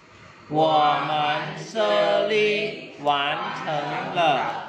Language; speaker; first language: Chinese; non-native, learner; Vietnamese